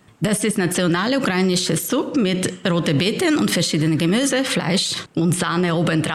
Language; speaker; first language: German; non-native, fluent; Ukrainian